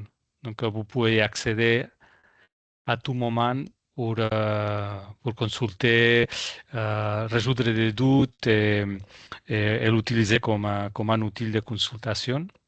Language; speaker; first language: French; non-native, fluent; Spanish